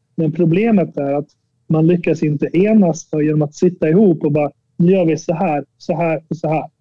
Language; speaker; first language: Swedish; early bilingual, other home language; Albanian